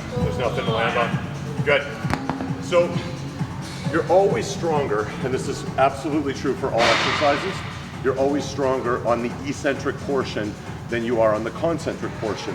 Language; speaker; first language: English; native; English